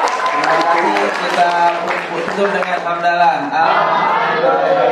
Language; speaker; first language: Indonesian; native; Indonesian